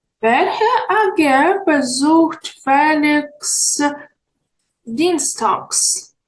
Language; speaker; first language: German; non-native, fluent; Ukrainian